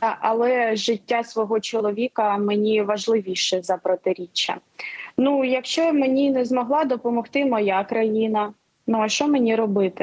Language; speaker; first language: Ukrainian; non-native, local second language; Russian